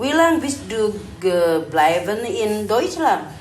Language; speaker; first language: German; non-native, learner; Indonesian